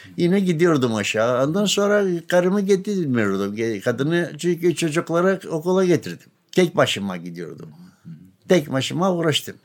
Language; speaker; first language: Turkish; non-native, local second language; Greek